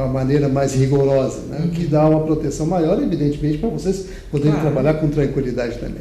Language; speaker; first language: Portuguese; native; Portuguese